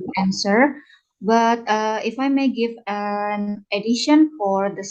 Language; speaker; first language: English; non-native, fluent; Indonesian